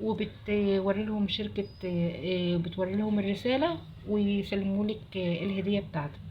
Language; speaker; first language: Arabic; native; Arabic